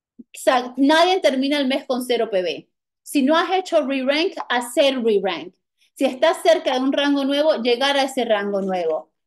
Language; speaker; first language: Spanish; native; Spanish